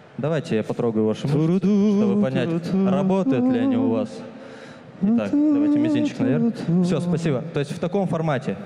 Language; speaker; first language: Russian; native; Russian